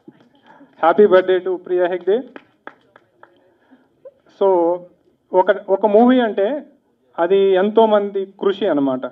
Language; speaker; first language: Telugu; native; Telugu